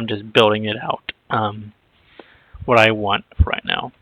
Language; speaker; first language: English; native; English